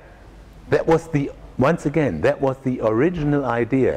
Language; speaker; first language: English; non-native, fluent; German